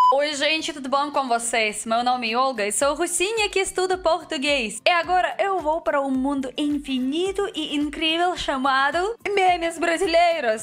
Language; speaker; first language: Portuguese; non-native, learner; Russian